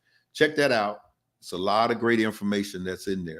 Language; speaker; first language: English; native; English